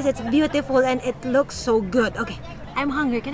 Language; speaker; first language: English; non-native, fluent; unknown